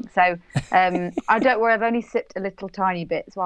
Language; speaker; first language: English; native; English